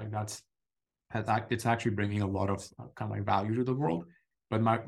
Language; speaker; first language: English; non-native, local second language; Urdu